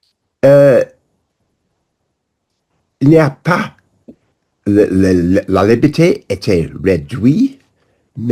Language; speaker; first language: French; non-native, learner; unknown